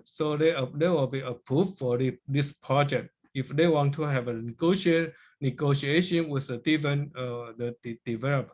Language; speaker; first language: English; non-native, learner; Chinese